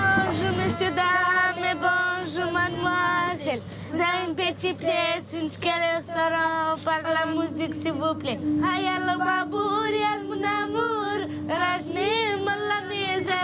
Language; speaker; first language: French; early bilingual, other home language; Romanian